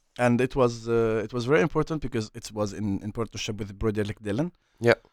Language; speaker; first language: English; non-native, fluent; Arabic